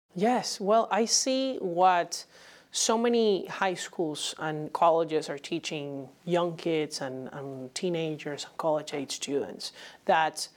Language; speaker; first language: English; non-native, fluent; Spanish